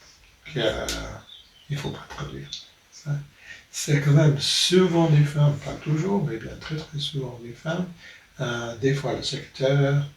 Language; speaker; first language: French; non-native, fluent; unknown